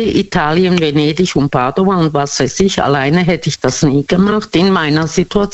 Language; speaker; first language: German; non-native, fluent; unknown